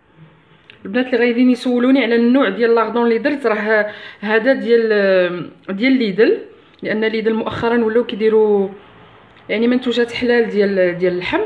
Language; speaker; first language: Arabic; native; Arabic